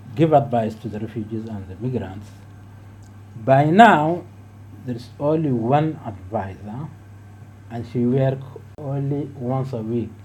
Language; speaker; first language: English; non-native, fluent; Arabic